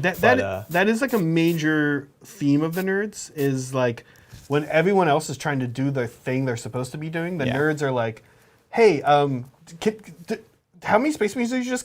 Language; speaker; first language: English; native; English